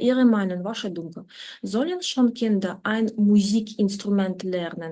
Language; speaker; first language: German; non-native, fluent; Ukrainian